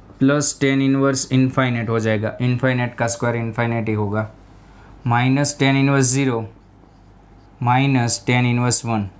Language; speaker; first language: Hindi; non-native, local second language; Gujarati